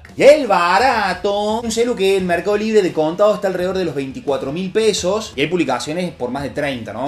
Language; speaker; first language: Spanish; native; Spanish